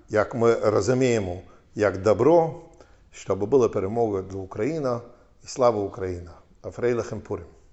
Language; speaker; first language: Ukrainian; non-native, learner; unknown